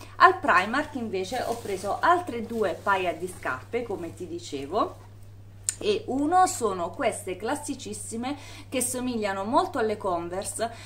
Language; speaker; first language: Italian; native; Italian